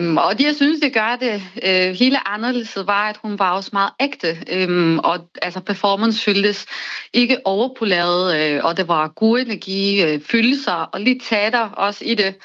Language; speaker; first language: Danish; non-native, fluent; Bulgarian